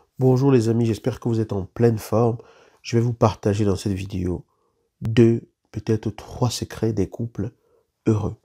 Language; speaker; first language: French; native; French